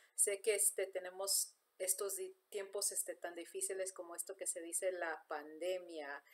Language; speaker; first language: Spanish; early bilingual, heritage; English